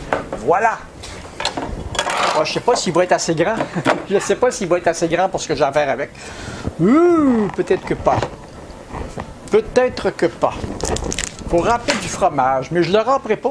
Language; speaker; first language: French; native; French